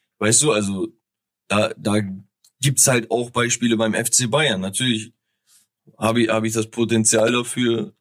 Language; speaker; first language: German; early bilingual, other home language; Turkish